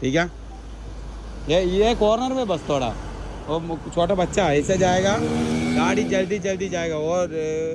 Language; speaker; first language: Hindi; non-native, learner; Malayalam